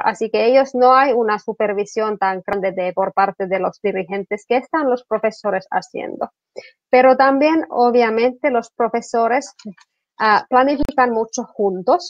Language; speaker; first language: Spanish; non-native, fluent; Finnish